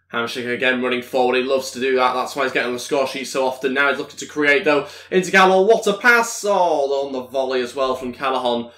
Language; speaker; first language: English; native; English